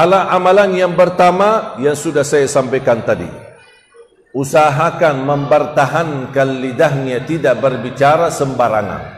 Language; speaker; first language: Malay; non-native, fluent; Arabic